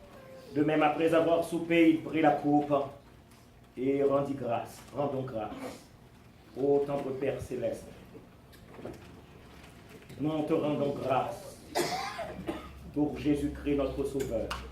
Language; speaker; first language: French; non-native, local second language; Haitian Creole